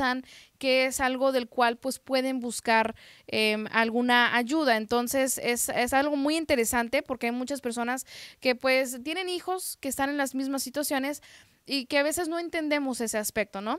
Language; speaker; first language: Spanish; native; Spanish